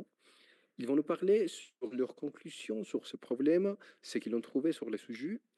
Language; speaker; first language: French; non-native, fluent; Spanish